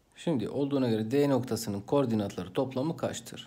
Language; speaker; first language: Turkish; non-native, fluent; Arabic